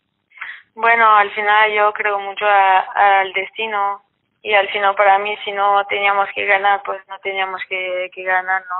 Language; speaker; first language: Spanish; non-native, fluent; French